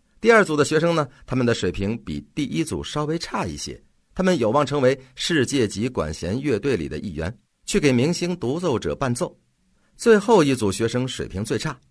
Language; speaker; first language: Chinese; native; Chinese